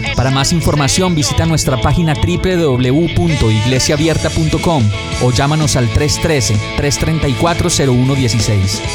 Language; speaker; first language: Spanish; native; Spanish